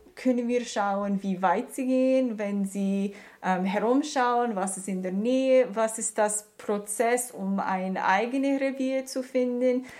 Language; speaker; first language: German; non-native, fluent; English